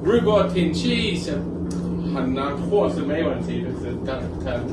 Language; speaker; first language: Chinese; non-native, learner; English